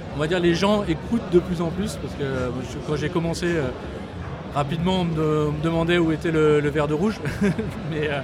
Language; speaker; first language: French; native; French